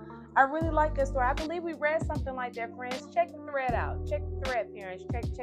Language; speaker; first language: English; native; English